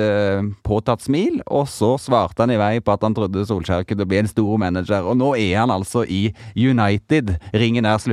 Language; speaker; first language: Norwegian; native; Norwegian